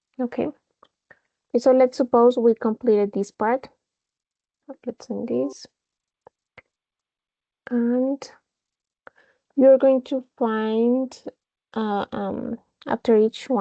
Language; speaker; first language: English; non-native, fluent; Spanish